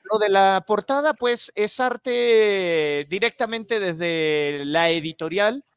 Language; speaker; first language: Spanish; native; Spanish